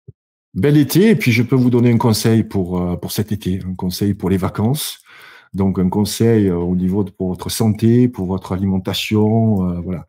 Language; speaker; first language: French; native; French